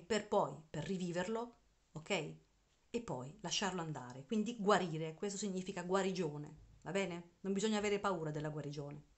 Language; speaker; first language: Italian; native; Italian